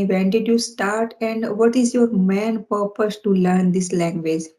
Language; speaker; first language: English; non-native, learner; Hindi